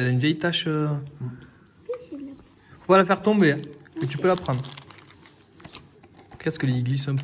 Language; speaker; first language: French; native; French